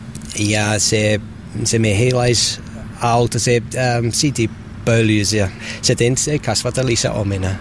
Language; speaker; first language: Finnish; non-native, learner; English